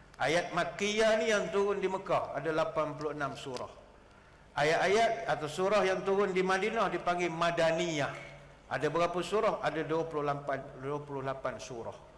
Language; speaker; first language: Malay; native; Malay